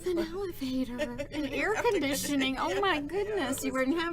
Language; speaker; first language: English; native; English